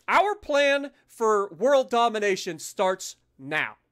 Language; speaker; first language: English; native; English